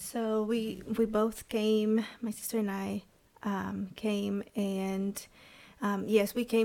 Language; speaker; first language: English; non-native, fluent; Spanish